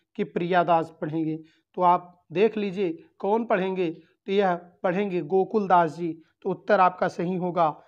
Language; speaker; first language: Hindi; native; Hindi